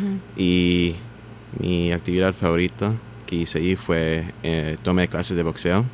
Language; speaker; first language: Spanish; early bilingual, heritage; Spanish